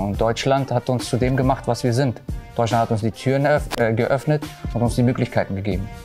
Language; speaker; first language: German; early bilingual, other home language; Armenian